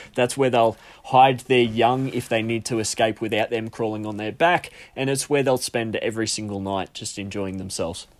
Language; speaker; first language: English; native; English